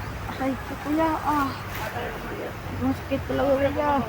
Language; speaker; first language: Filipino; non-native, local second language; Cebuano